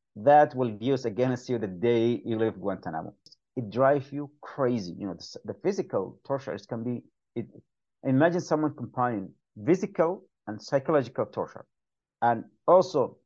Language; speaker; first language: English; non-native, fluent; Arabic